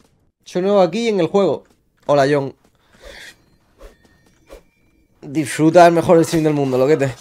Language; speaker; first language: Spanish; native; Spanish